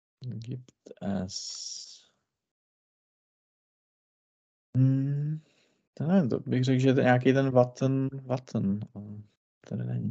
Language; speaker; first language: German; non-native, learner; Czech